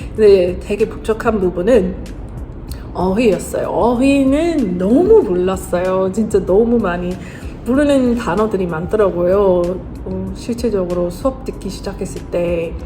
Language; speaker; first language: Korean; non-native, fluent; English